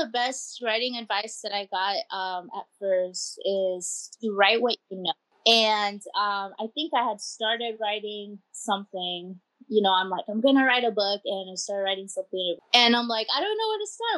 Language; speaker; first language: English; early bilingual, other home language; Spanish